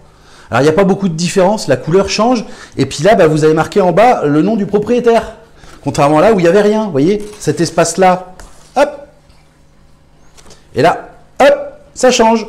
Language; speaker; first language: French; native; French